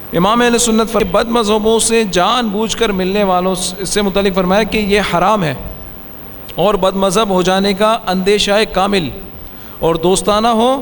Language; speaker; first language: Urdu; native; Urdu